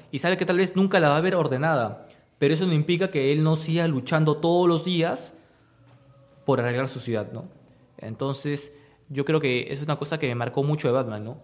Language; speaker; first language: Spanish; native; Spanish